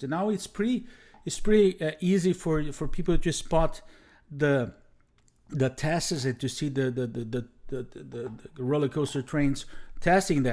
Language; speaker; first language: English; non-native, fluent; Portuguese